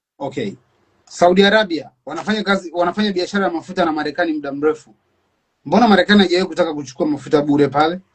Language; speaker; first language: Swahili; native; Swahili